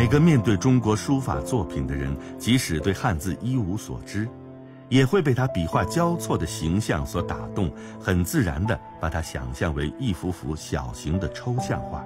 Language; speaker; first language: Chinese; native; Chinese